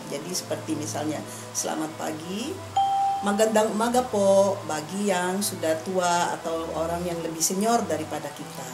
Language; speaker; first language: Indonesian; non-native, fluent; Filipino